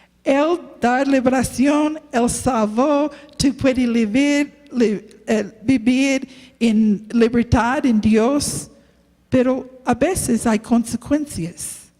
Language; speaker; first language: Spanish; non-native, learner; English